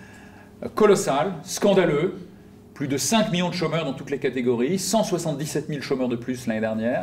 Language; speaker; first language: French; native; French